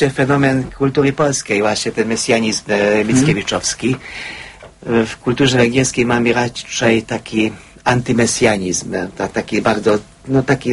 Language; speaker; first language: Polish; non-native, fluent; Hungarian